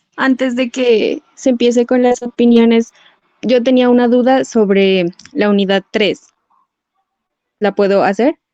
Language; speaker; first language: Spanish; native; Spanish